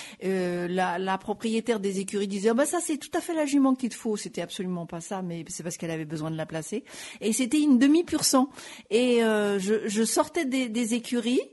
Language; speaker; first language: French; native; French